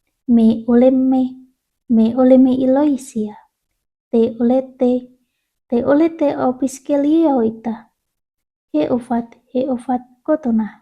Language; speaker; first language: Finnish; non-native, learner; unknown